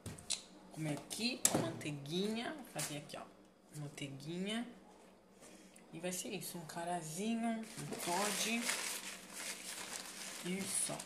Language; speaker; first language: Portuguese; native; Portuguese